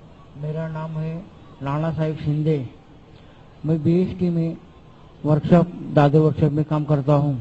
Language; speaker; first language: Hindi; non-native, local second language; Marathi